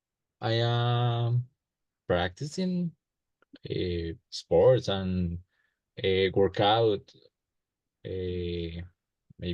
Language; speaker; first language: English; non-native, learner; Spanish